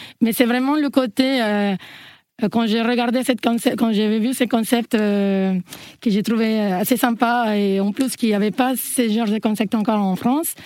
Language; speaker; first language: French; non-native, fluent; Spanish